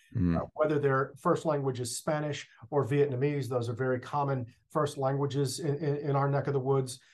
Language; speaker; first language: English; native; English